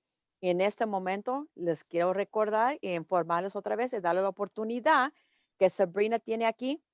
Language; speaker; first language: Spanish; early bilingual, heritage; English